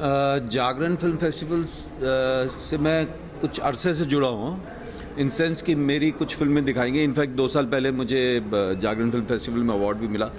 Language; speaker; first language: Hindi; native; Hindi